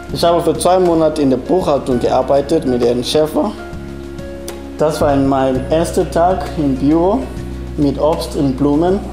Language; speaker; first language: German; non-native, learner; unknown